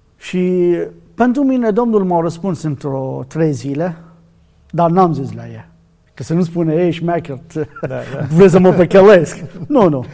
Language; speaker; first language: Romanian; non-native, learner; Arabic